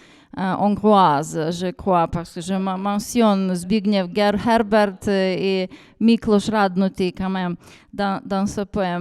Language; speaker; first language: French; non-native, fluent; Ukrainian